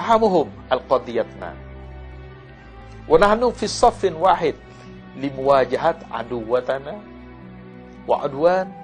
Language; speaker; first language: Arabic; non-native, learner; Malay